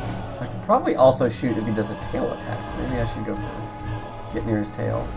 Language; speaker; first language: English; native; English